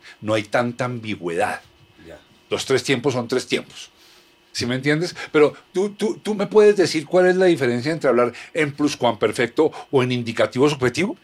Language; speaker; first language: Spanish; native; Spanish